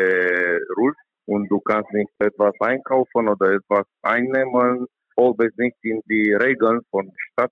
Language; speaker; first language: German; non-native, learner; Romanian